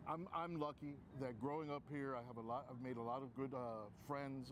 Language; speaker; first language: English; early bilingual, other home language; Spanish